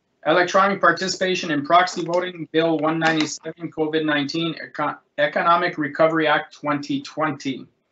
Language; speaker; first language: English; non-native, local second language; French